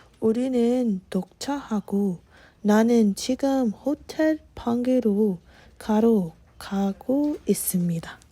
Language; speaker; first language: Korean; non-native, learner; English